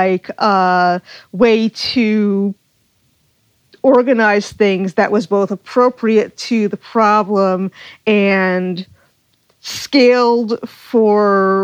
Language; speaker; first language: English; native; English